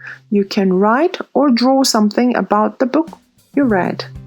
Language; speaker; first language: English; non-native, fluent; Korean